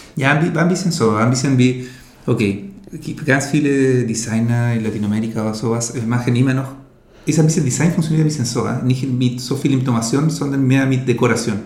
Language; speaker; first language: German; non-native, learner; Spanish